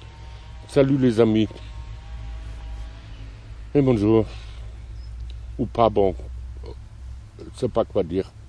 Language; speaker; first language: French; non-native, fluent; German